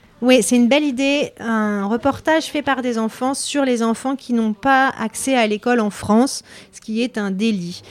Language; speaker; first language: French; native; French